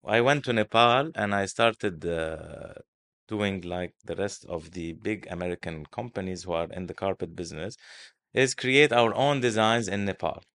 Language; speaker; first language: English; non-native, fluent; Arabic